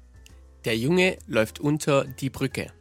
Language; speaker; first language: German; native; German